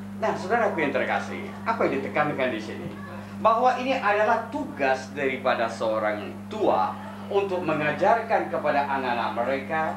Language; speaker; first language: Indonesian; native; Indonesian